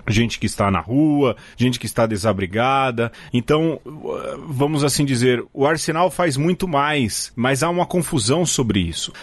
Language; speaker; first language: Portuguese; native; Portuguese